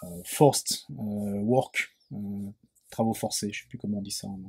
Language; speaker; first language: French; native; French